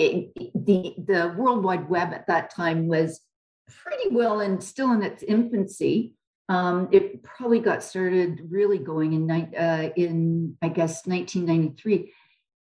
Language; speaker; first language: English; native; English